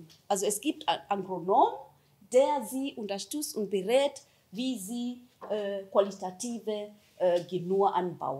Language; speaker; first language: German; non-native, fluent; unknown